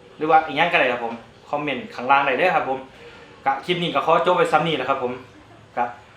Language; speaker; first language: Thai; non-native, local second language; Northeastern Thai